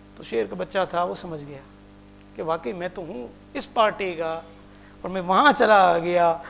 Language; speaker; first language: Urdu; non-native, local second language; Punjabi